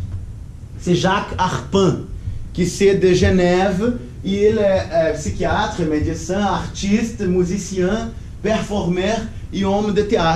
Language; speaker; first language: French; non-native, learner; Portuguese